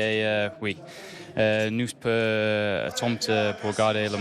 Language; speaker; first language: French; non-native, learner; English